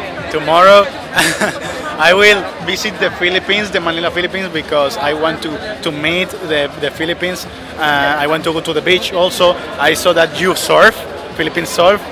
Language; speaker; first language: English; non-native, learner; Spanish